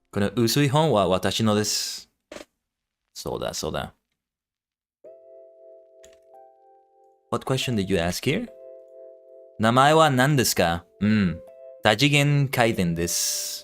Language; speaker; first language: Japanese; non-native, learner; English